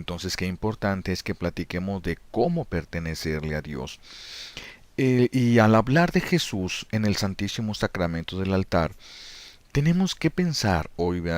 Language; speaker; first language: Spanish; native; Spanish